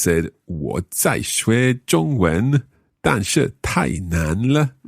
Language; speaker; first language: Chinese; non-native, learner; English